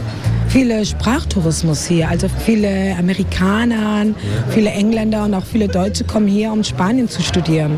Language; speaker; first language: German; non-native, fluent; Spanish